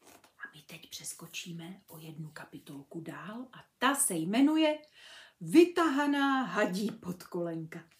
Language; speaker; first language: Czech; native; Czech